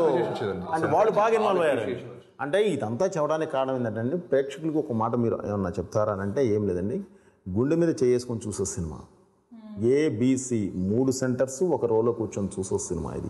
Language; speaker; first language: Telugu; native; Telugu